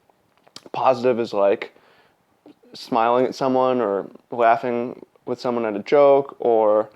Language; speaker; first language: English; native; English